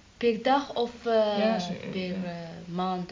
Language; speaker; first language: Dutch; non-native, learner; Arabic